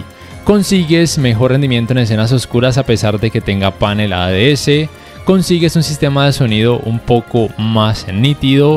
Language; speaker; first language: Spanish; native; Spanish